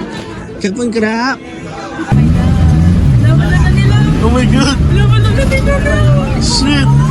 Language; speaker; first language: English; non-native, local second language; Filipino